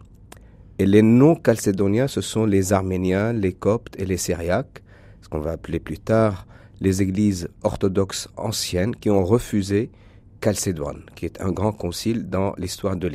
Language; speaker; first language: French; non-native, local second language; Arabic